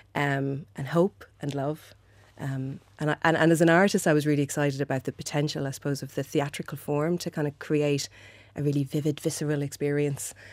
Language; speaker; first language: English; native; English